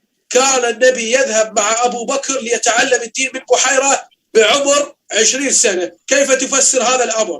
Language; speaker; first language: Arabic; native; Arabic